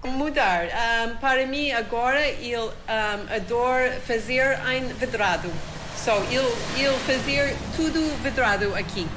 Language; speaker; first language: Portuguese; non-native, learner; English